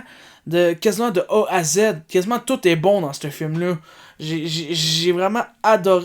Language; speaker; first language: French; native; French